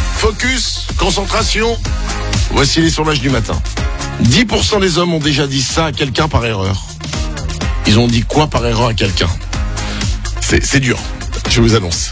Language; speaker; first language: French; native; French